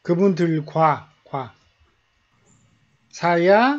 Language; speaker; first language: Korean; native; Korean